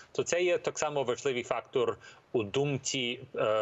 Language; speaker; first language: Ukrainian; early bilingual, heritage; English